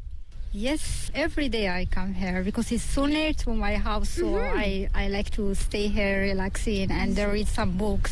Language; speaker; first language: English; non-native, learner; Korean